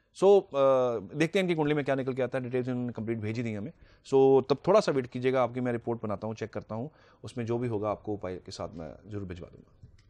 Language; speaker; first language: Hindi; native; Hindi